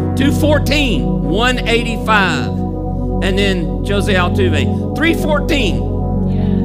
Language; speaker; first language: English; native; English